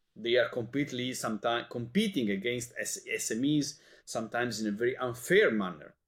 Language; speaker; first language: English; non-native, fluent; Italian